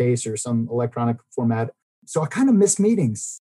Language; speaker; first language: English; native; English